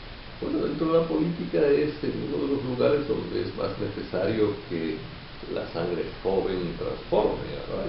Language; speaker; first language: Spanish; native; Spanish